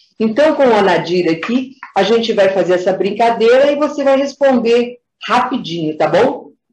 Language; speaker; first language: Portuguese; native; Portuguese